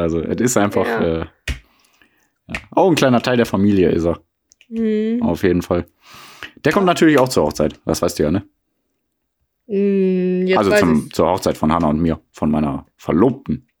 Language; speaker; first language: German; native; German